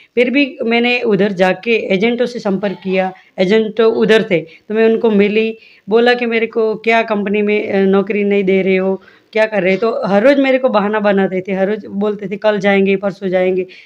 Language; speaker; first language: Hindi; non-native, local second language; Gujarati